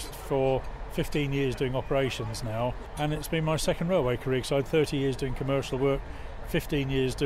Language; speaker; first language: English; native; English